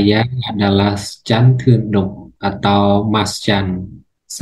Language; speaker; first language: Indonesian; non-native, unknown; Khmer